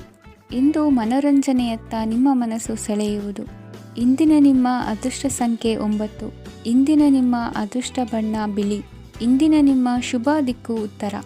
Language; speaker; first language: Kannada; native; Kannada